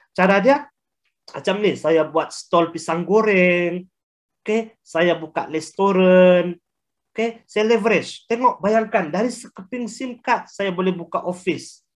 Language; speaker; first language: Malay; native; Malay